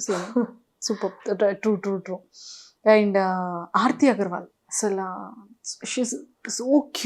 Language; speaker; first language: Telugu; native; Telugu